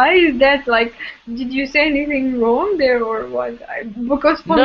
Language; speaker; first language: English; non-native, fluent; Russian